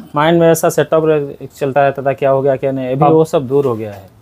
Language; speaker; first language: Hindi; non-native, local second language; Odia